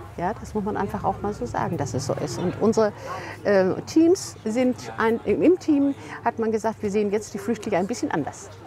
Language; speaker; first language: German; native; German